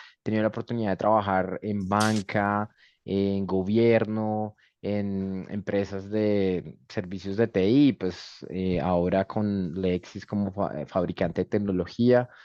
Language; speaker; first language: Spanish; native; Spanish